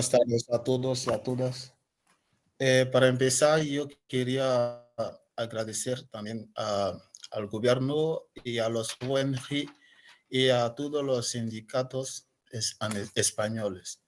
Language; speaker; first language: Spanish; non-native, learner; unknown